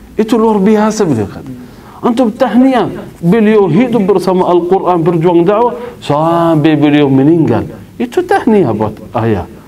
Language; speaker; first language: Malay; non-native, fluent; Arabic